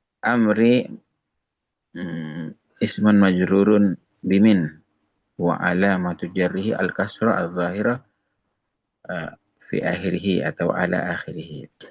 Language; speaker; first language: Arabic; non-native, fluent; Indonesian